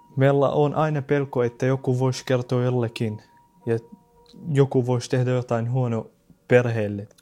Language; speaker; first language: Finnish; non-native, fluent; Arabic